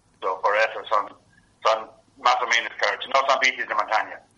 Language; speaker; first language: Spanish; non-native, learner; English